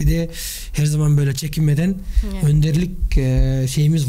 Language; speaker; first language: Turkish; non-native, fluent; Kyrgyz